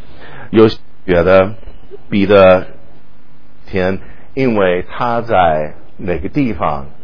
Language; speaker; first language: Chinese; non-native, fluent; English